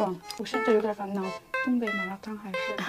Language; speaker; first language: Chinese; non-native, fluent; Korean